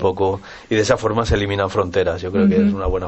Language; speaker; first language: Spanish; native; Spanish